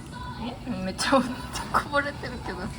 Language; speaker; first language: Japanese; non-native, fluent; Korean